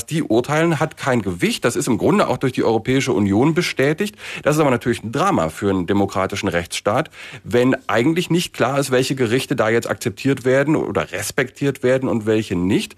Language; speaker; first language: German; native; German